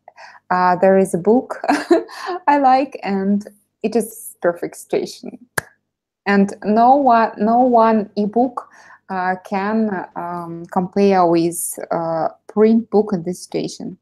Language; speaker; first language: English; non-native, fluent; Russian